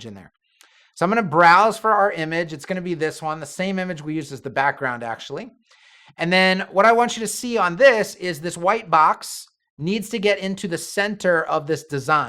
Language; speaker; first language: English; native; English